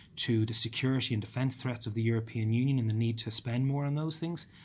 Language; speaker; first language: English; native; English